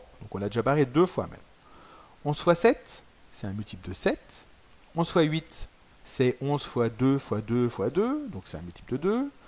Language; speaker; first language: French; native; French